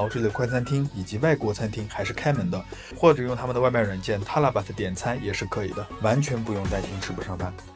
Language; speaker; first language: Chinese; native; Chinese